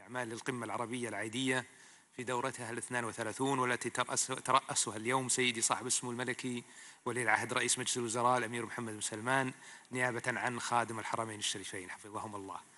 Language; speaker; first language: Arabic; native; Arabic